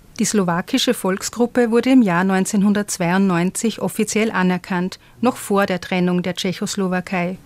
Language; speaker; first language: German; native; German